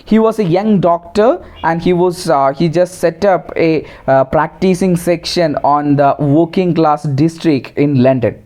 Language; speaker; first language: English; non-native, local second language; Malayalam